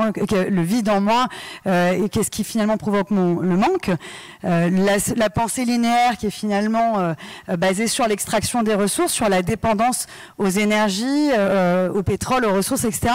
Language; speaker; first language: French; native; French